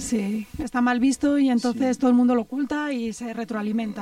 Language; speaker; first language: Spanish; native; Spanish